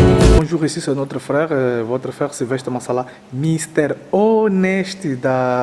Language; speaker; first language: French; non-native, learner; Portuguese